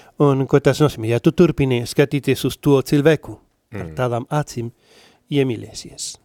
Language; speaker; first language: Latvian; non-native, learner; Spanish